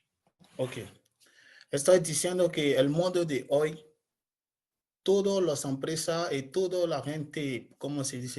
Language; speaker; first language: Spanish; non-native, learner; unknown